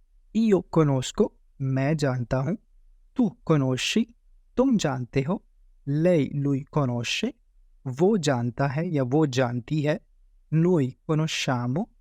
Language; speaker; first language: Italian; non-native, fluent; Urdu